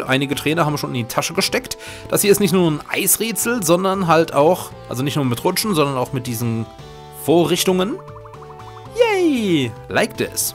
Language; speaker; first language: German; native; German